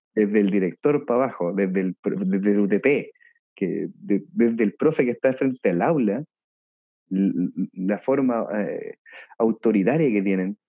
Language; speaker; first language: Spanish; native; Spanish